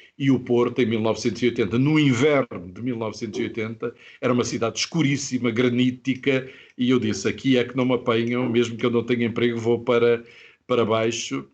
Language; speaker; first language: Portuguese; native; Portuguese